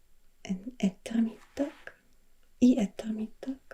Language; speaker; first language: Norwegian; non-native, learner; German